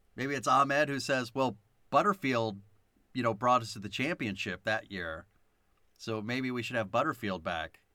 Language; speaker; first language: English; native; English